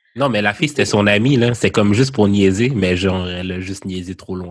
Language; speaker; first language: French; native; French